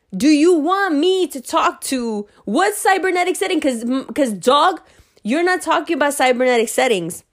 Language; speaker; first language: English; early bilingual, other home language; Hindi